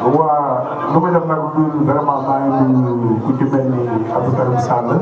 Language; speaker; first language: Wolof; non-native, local second language; Serer